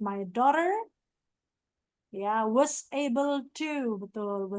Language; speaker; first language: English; non-native, fluent; Indonesian